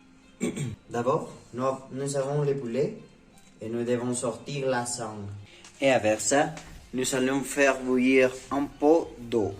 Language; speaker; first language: French; non-native, learner; Spanish